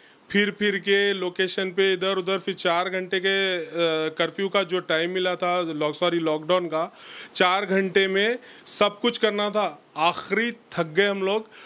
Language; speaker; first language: Hindi; native; Hindi